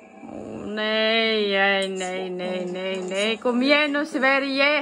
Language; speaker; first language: Swedish; non-native, learner; Filipino